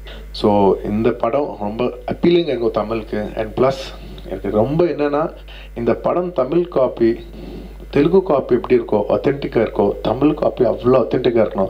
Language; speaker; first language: Tamil; non-native, local second language; Telugu